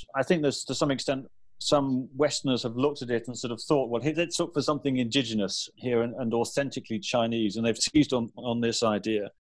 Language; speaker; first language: English; native; English